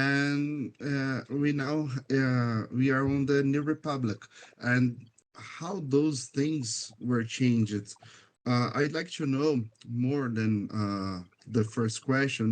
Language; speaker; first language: English; non-native, fluent; Portuguese